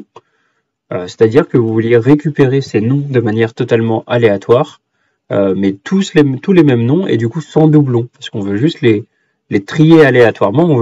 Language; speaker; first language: French; native; French